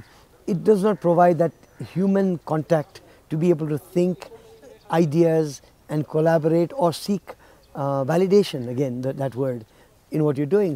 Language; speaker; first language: English; non-native, local second language; Nepali